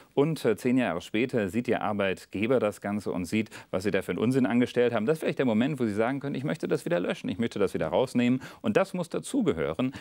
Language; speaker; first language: German; native; German